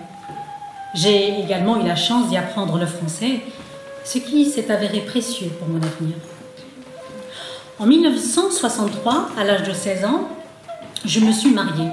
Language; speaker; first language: French; non-native, local second language; Arabic